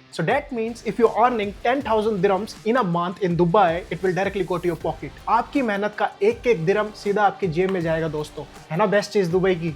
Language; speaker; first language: Hindi; native; Hindi